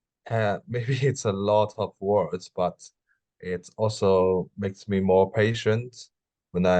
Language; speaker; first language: English; non-native, learner; Chinese